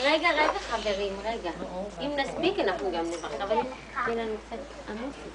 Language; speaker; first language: Hebrew; native; Hebrew